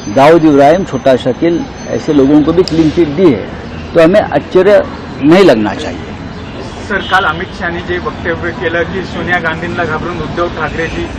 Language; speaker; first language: Hindi; non-native, local second language; Marathi